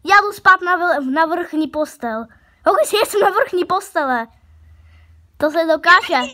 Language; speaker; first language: Czech; early bilingual, other home language; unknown